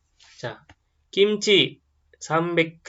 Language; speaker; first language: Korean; non-native, fluent; Indonesian